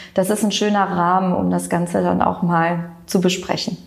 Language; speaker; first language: German; native; German